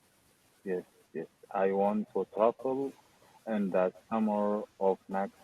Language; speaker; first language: English; non-native, learner; Arabic